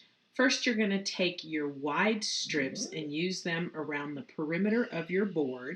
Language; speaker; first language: English; native; English